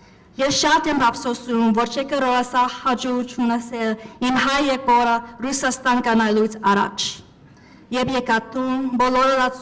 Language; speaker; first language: Armenian; non-native, learner; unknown